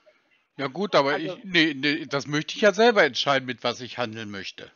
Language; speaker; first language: German; native; German